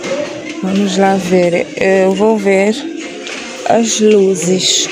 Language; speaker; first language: Portuguese; non-native, local second language; Kabuverdianu